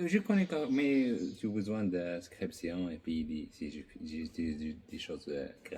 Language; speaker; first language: French; non-native, local second language; Arabic